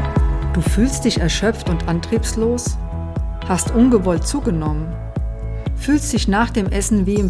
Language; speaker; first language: German; native; German